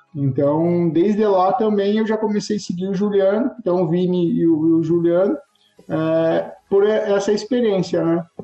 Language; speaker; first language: Portuguese; native; Portuguese